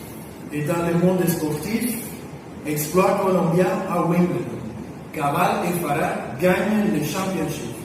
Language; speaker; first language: French; non-native, learner; Spanish